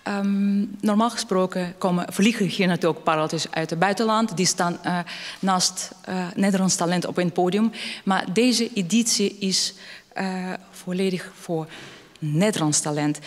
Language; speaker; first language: Dutch; non-native, fluent; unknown